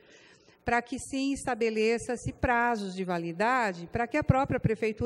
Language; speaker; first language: Portuguese; native; Portuguese